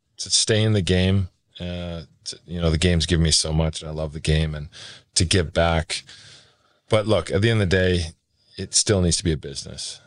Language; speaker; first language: English; native; English